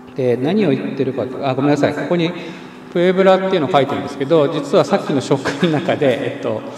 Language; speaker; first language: Japanese; native; Japanese